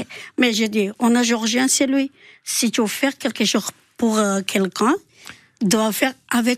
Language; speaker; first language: French; non-native, learner; Georgian